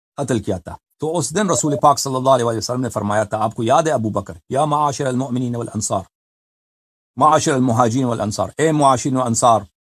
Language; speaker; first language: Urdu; non-native, fluent; Persian